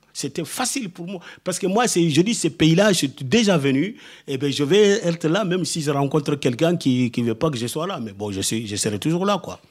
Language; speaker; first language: French; non-native, local second language; Soninke